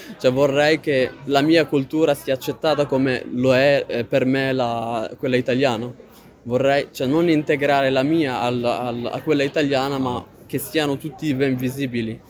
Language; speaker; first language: Italian; early bilingual, other home language; Arabic